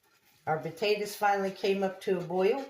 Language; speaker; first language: English; native; English